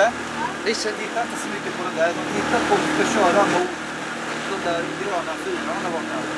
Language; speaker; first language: Swedish; native; Swedish